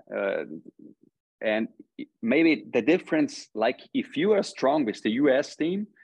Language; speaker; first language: English; non-native, fluent; German